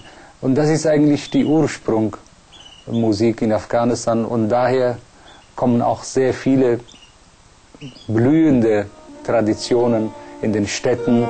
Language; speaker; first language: German; non-native, fluent; Persian